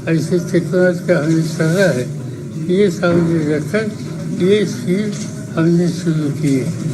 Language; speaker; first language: Hindi; non-native, local second language; Marathi